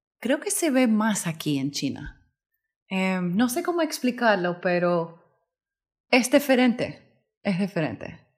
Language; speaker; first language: Spanish; early bilingual, heritage; Spanish